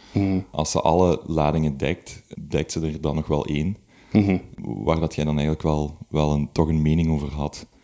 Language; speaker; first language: Dutch; native; Dutch